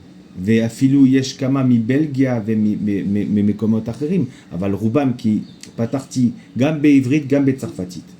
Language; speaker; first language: Hebrew; non-native, fluent; French